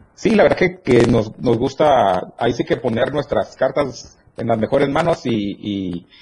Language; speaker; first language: Spanish; native; Spanish